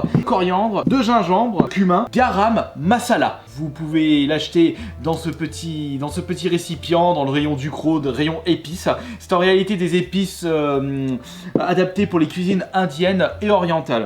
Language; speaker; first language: French; native; French